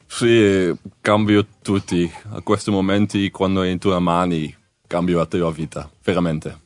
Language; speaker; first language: Italian; non-native, learner; Dutch